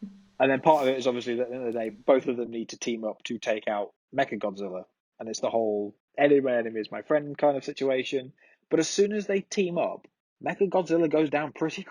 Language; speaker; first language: English; native; English